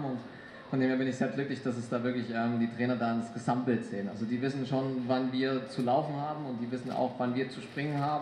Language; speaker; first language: German; native; German